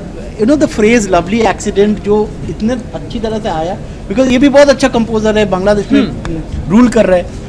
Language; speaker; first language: Hindi; non-native, local second language; Bangla